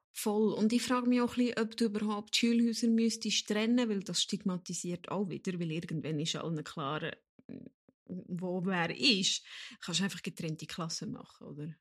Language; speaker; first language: German; native; German